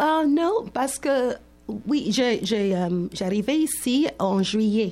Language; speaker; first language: French; non-native, learner; English